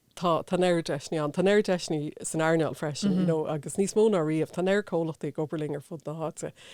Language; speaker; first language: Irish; non-native, local second language; English